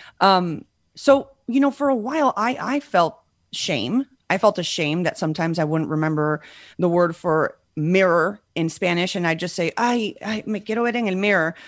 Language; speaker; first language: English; early bilingual, other home language; Spanish